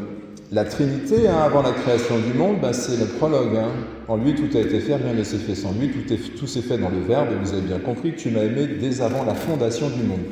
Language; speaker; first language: French; native; French